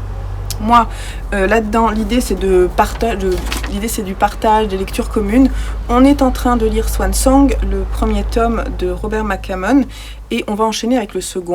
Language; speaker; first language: French; native; French